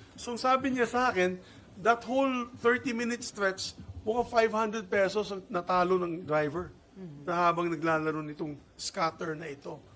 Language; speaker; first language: Filipino; non-native, local second language; Cebuano